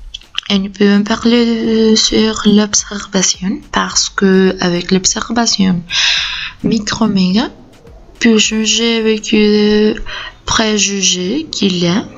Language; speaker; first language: French; non-native, learner; Spanish